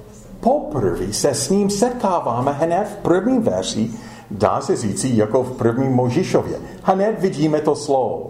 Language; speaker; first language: Czech; non-native, fluent; English